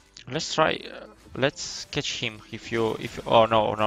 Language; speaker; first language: English; non-native, learner; Romanian